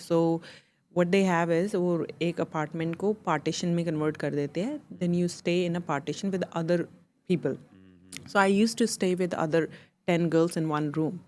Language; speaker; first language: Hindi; non-native, local second language; Punjabi